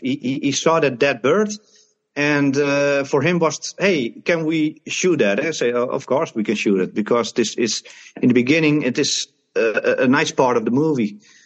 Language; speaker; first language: English; non-native, learner; Dutch